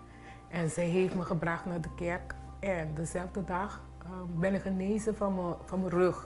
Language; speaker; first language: Dutch; non-native, local second language; Papiamento